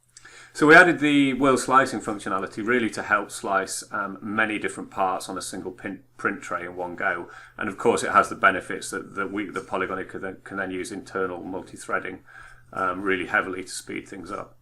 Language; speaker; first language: English; native; English